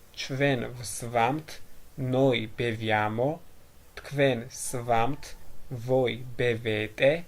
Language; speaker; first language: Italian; non-native, fluent; Georgian